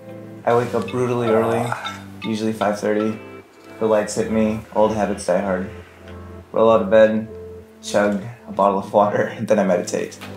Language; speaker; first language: English; native; English